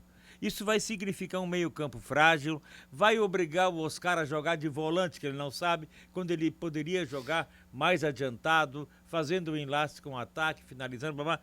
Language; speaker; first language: Portuguese; native; Portuguese